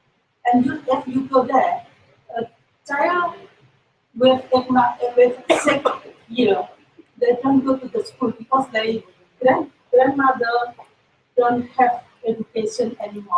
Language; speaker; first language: English; non-native, learner; Indonesian